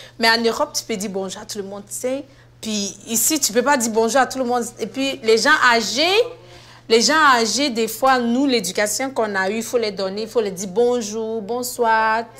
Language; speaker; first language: French; non-native, fluent; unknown